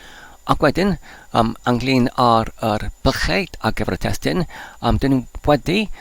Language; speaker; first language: Welsh; non-native, learner; Polish